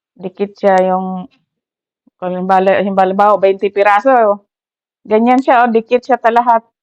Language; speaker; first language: Filipino; non-native, local second language; Cebuano